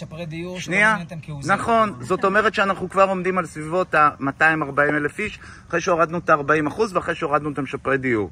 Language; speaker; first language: Hebrew; native; Hebrew